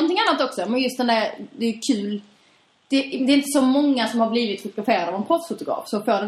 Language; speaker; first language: Swedish; native; Swedish